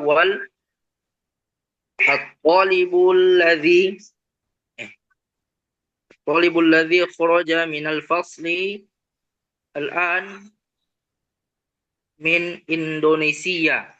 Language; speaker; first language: Arabic; non-native, learner; Indonesian